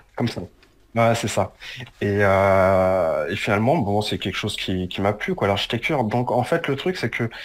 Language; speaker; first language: French; native; French